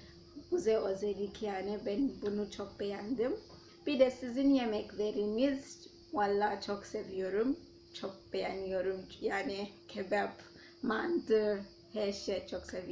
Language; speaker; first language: Turkish; non-native, fluent; Nyanja